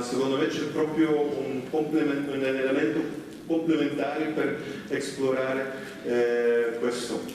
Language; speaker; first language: Italian; non-native, fluent; Dutch